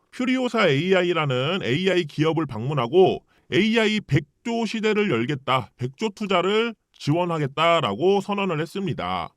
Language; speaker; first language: Korean; early bilingual, heritage; Korean